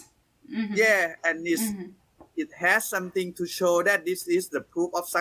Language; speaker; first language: English; non-native, learner; Thai